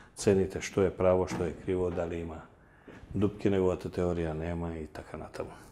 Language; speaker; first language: Macedonian; native; Macedonian